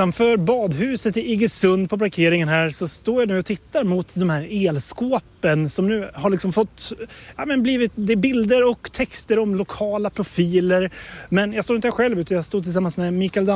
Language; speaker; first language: Swedish; native; Swedish